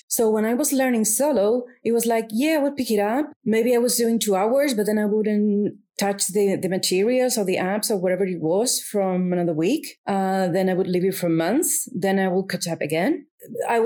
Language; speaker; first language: English; non-native, fluent; Spanish